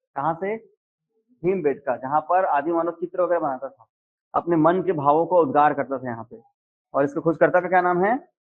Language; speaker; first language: Hindi; native; Hindi